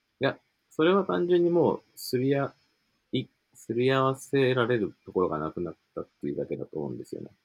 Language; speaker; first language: Japanese; native; Japanese